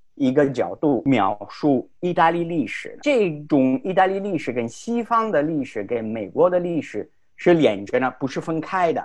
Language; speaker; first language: Chinese; non-native, fluent; Italian